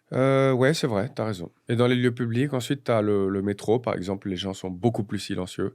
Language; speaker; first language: French; native; French